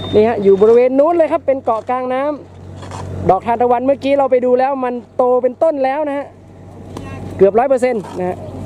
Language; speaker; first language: Thai; native; Thai